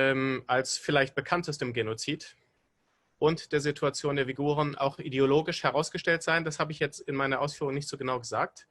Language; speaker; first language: German; native; German